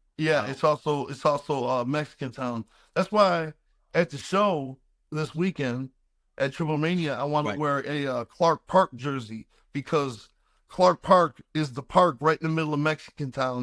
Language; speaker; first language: English; native; English